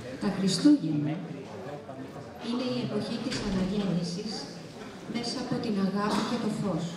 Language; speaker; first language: Greek; native; Greek